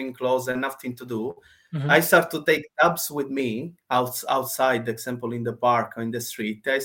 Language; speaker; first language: English; non-native, learner; Italian